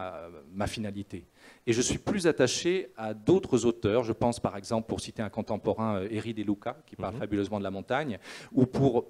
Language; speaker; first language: French; native; French